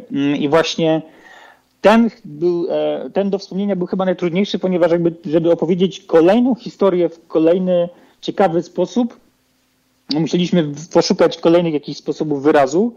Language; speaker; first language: Polish; native; Polish